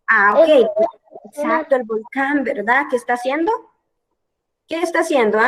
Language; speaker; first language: Spanish; native; Spanish